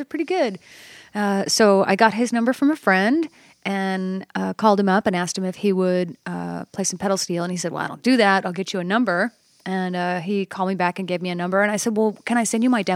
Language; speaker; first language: English; native; English